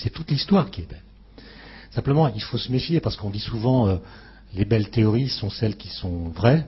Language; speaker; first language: French; native; French